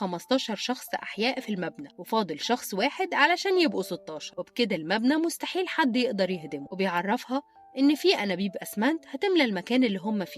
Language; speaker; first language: Arabic; native; Arabic